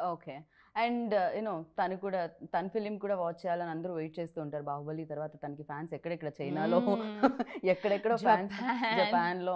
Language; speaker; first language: Telugu; native; Telugu